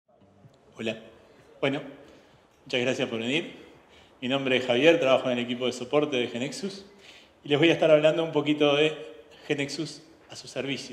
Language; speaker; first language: Spanish; native; Spanish